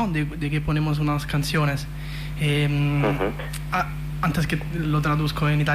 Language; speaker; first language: Spanish; non-native, learner; Italian